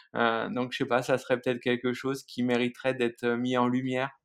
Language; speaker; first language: French; native; French